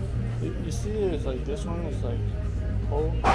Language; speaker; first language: English; native; English